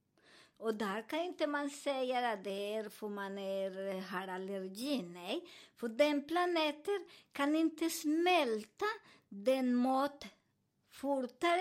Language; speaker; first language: Swedish; non-native, learner; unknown